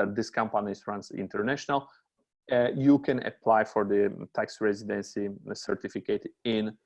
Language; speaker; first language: English; non-native, fluent; Polish